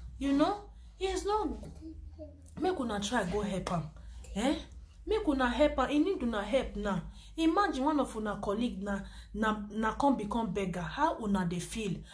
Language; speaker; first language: Nigerian Pidgin; non-native, local second language; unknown